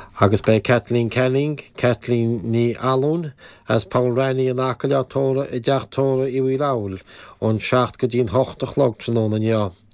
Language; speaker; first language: Irish; native; Irish